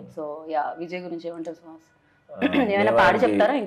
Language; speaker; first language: Telugu; native; Telugu